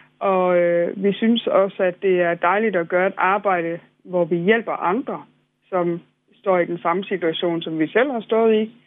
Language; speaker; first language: Danish; native; Danish